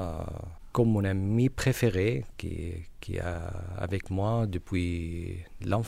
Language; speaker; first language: French; non-native, learner; Arabic